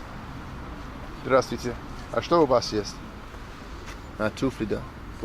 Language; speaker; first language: Russian; non-native, learner; English